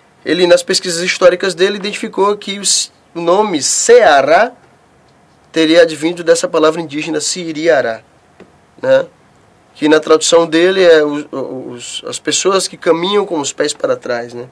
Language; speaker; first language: Portuguese; native; Portuguese